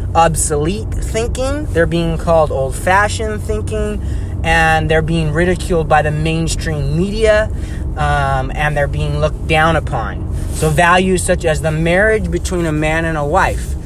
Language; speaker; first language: English; native; English